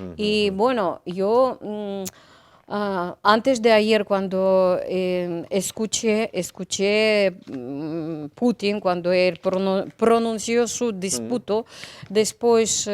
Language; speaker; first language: Spanish; non-native, learner; Ukrainian